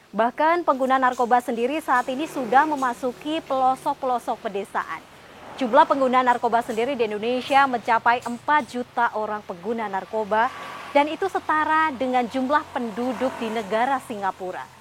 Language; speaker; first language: Indonesian; native; Indonesian